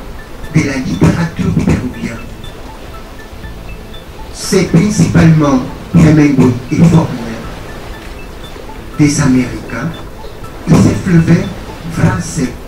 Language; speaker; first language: French; non-native, fluent; Spanish